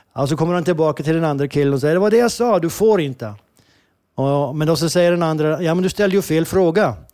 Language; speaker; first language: Swedish; non-native, fluent; Hebrew